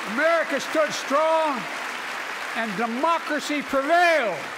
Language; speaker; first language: English; native; English